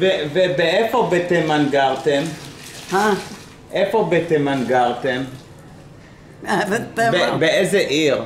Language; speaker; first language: Hebrew; early bilingual, heritage; Hebrew